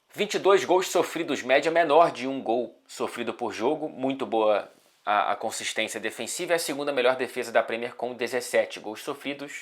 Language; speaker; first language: Portuguese; native; Portuguese